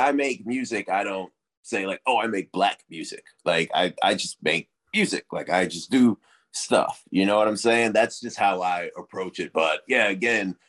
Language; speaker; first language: English; native; English